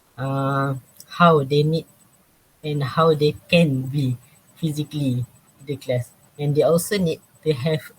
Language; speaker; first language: English; non-native, local second language; Malay